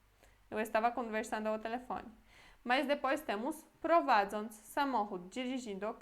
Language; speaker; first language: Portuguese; non-native, fluent; Polish